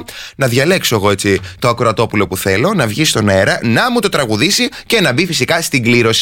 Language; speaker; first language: Greek; native; Greek